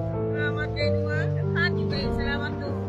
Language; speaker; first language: Filipino; non-native, local second language; Cebuano